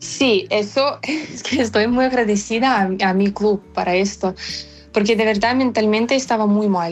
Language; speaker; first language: Spanish; non-native, fluent; Ukrainian